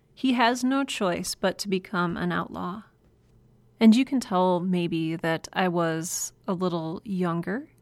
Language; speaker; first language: English; native; English